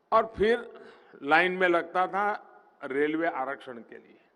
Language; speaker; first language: Hindi; non-native, local second language; Gujarati